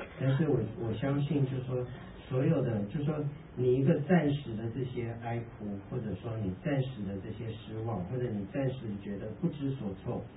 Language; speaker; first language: Chinese; early bilingual, heritage; Chinese